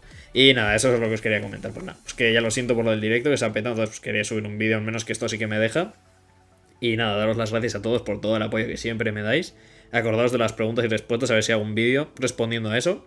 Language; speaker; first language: Spanish; native; Spanish